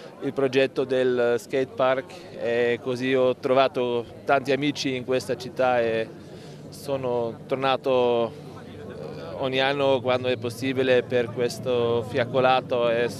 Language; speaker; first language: Italian; non-native, fluent; German